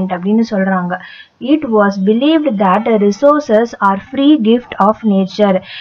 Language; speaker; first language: English; non-native, local second language; Tamil